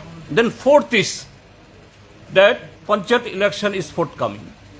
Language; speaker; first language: English; non-native, local second language; Bangla